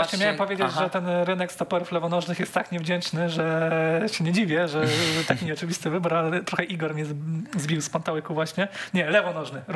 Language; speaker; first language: Polish; native; Polish